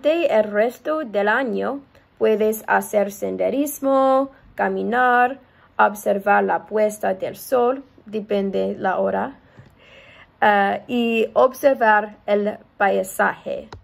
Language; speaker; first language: Spanish; non-native, learner; English